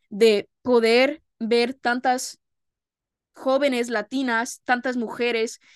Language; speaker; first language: Spanish; early bilingual, heritage; Spanish